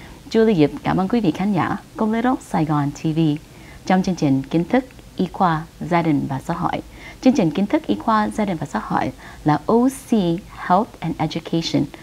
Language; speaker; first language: Vietnamese; early bilingual, heritage; Vietnamese